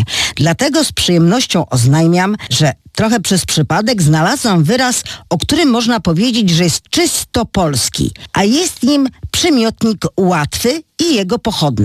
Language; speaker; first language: Polish; native; Polish